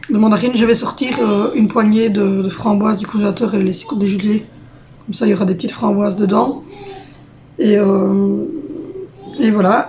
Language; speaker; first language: French; native; French